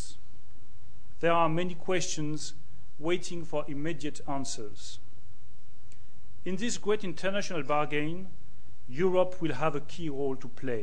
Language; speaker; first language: English; non-native, fluent; French